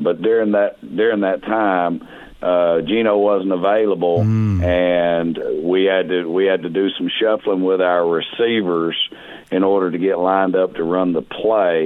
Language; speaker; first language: English; native; English